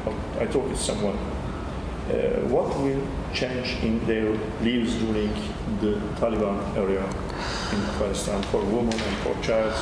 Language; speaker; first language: English; non-native, learner; Turkish